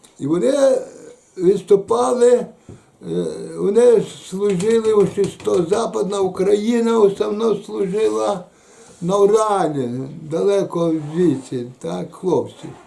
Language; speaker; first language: Ukrainian; native; Ukrainian